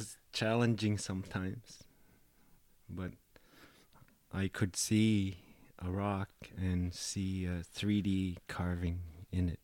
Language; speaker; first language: English; native; English